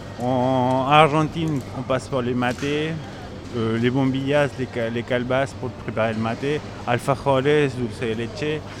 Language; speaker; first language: French; non-native, fluent; Spanish